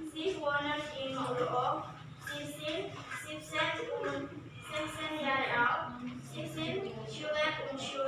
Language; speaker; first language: German; non-native, learner; Indonesian